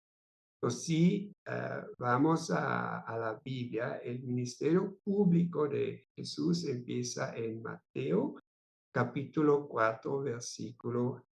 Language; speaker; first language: Spanish; non-native, fluent; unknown